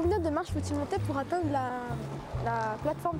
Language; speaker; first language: French; native; French